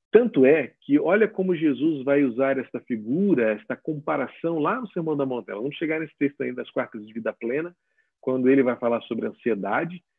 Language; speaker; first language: Portuguese; native; Portuguese